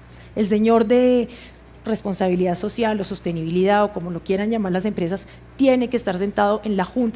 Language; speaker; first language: Spanish; native; Spanish